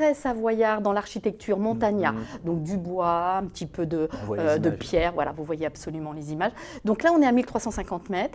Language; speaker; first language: French; native; French